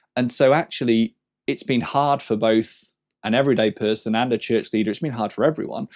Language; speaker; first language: English; native; English